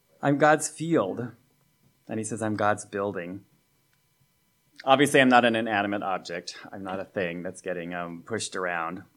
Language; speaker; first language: English; native; English